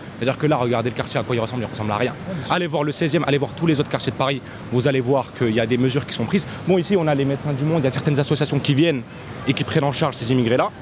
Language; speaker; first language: French; native; French